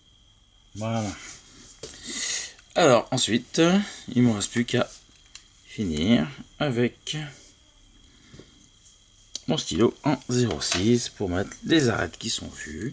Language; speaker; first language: French; native; French